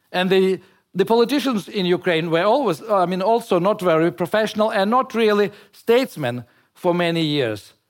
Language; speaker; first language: English; non-native, fluent; Russian